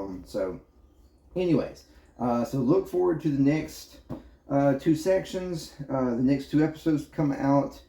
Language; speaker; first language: English; native; English